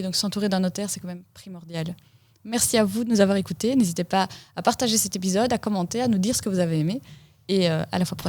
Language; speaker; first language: French; native; French